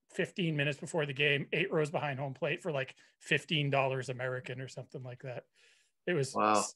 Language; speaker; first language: English; native; English